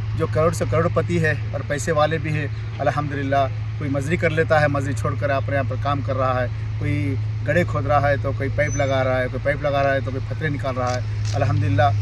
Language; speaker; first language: Hindi; non-native, local second language; Urdu